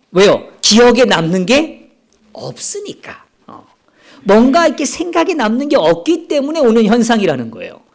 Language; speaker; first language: Korean; native; Korean